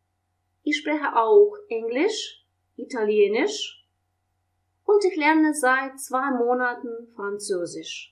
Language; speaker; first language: German; non-native, fluent; Russian